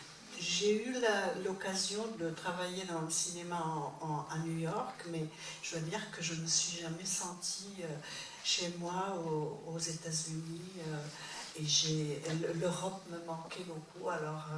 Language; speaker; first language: French; non-native, fluent; Czech